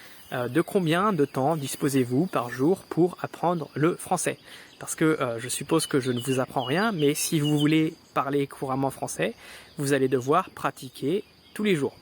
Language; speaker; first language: French; native; French